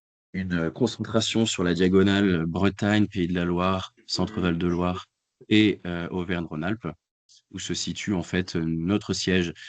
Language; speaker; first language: French; native; French